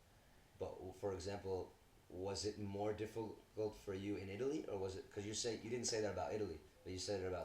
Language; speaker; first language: English; early bilingual, other home language; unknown